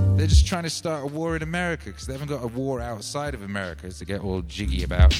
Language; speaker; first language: English; native; English